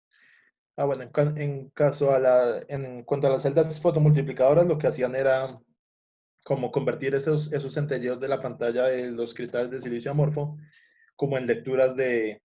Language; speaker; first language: Spanish; native; Spanish